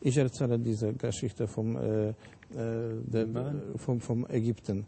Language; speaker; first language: German; non-native, fluent; Polish